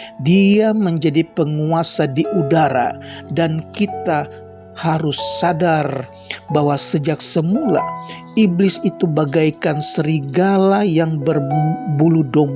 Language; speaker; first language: Indonesian; native; Indonesian